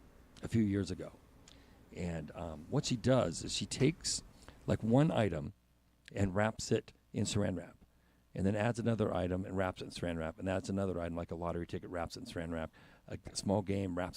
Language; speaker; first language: English; native; English